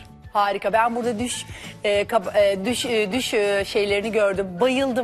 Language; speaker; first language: Turkish; native; Turkish